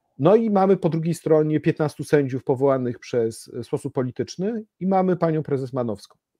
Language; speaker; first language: Polish; native; Polish